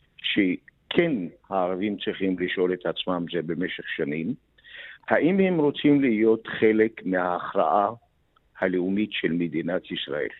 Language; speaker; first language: Hebrew; non-native, local second language; Arabic